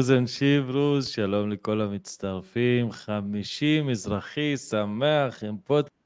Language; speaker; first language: Hebrew; non-native, local second language; Arabic